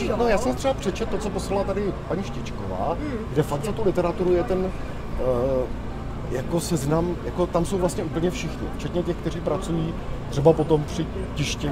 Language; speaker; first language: Czech; native; Czech